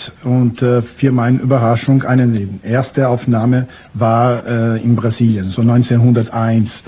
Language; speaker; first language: German; non-native, fluent; Portuguese